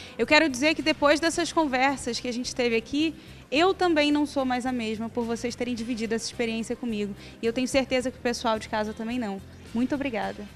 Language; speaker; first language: Portuguese; native; Portuguese